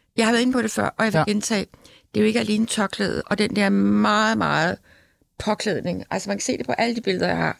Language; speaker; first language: Danish; native; Danish